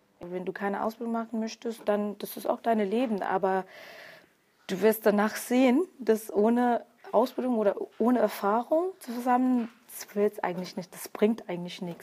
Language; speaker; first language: German; non-native, learner; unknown